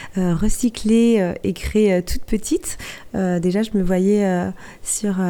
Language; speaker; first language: French; native; French